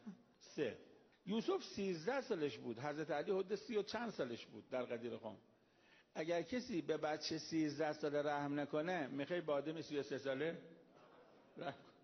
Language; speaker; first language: Persian; native; Persian